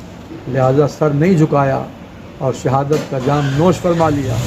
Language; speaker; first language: Urdu; native; Urdu